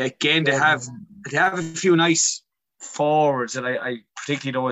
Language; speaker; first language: English; native; English